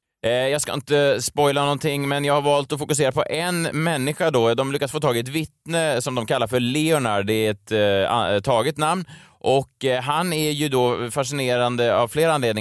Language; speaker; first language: Swedish; native; Swedish